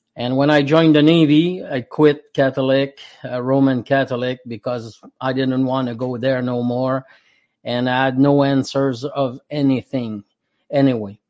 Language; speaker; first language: English; non-native, fluent; French